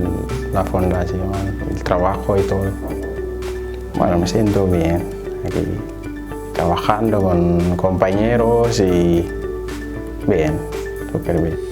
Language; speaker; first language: Spanish; non-native, learner; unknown